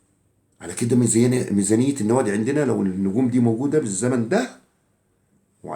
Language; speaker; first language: Arabic; native; Arabic